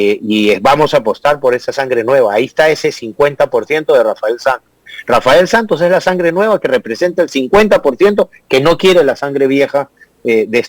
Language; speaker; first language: Spanish; native; Spanish